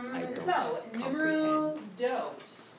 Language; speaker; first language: Spanish; non-native, fluent; English